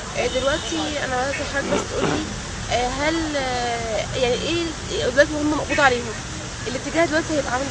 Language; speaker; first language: Arabic; native; Arabic